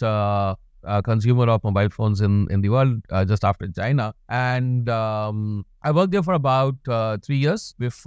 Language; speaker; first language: English; non-native, local second language; Hindi